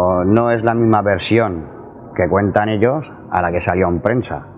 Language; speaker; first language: Spanish; native; Spanish